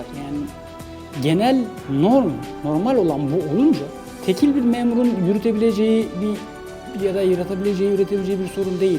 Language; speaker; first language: Turkish; native; Turkish